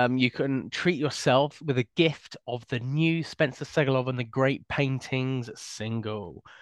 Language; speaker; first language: English; native; English